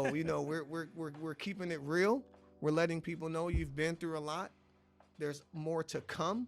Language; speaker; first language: English; native; English